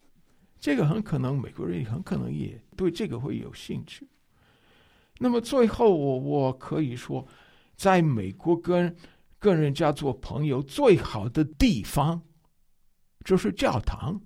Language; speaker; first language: Chinese; non-native, fluent; English